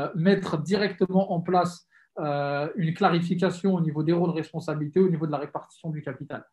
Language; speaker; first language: French; native; French